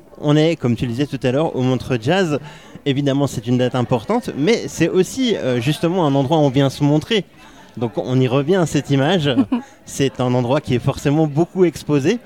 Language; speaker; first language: French; native; French